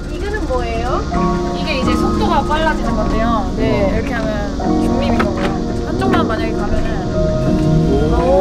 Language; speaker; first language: Korean; native; Korean